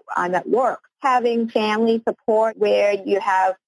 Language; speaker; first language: English; non-native, local second language; Cantonese